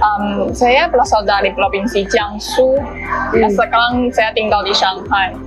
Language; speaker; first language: Indonesian; non-native, learner; Chinese